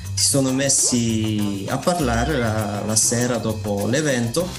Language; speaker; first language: Italian; non-native, fluent; Dutch